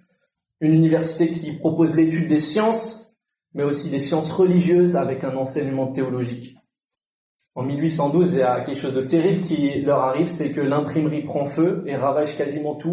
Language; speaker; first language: French; native; French